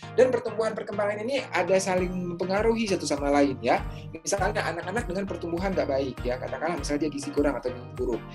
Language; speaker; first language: Indonesian; native; Indonesian